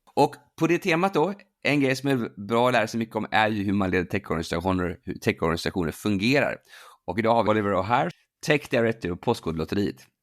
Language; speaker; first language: Swedish; native; Swedish